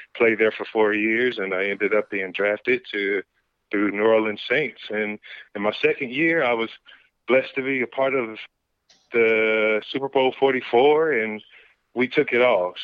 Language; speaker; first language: English; native; English